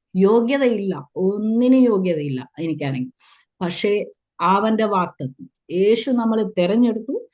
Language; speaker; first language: Malayalam; early bilingual, heritage; Malayalam